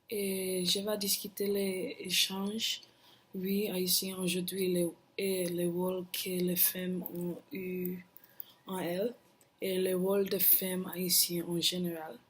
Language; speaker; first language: French; non-native, learner; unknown